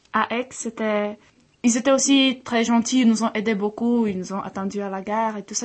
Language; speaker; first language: French; non-native, fluent; Czech